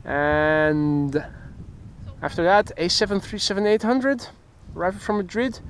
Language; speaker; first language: English; non-native, fluent; Dutch